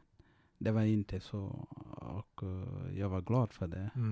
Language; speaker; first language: Swedish; non-native, fluent; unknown